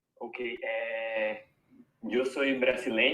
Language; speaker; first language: Spanish; non-native, fluent; Portuguese